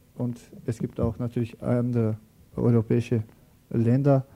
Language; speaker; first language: German; non-native, learner; Turkish